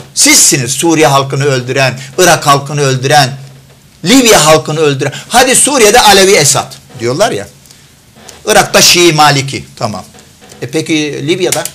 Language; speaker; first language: Turkish; non-native, fluent; Arabic